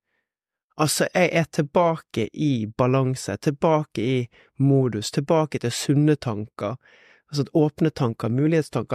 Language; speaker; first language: Norwegian; native; Norwegian